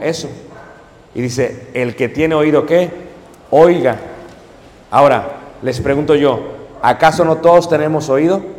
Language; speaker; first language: Spanish; native; Spanish